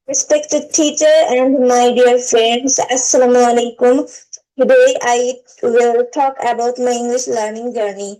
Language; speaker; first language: English; non-native, learner; Bangla